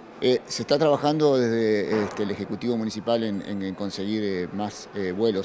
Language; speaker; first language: Spanish; native; Spanish